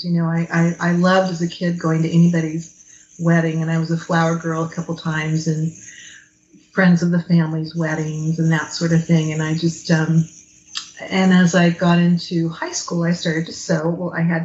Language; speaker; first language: English; native; English